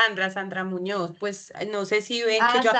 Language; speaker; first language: Spanish; native; Spanish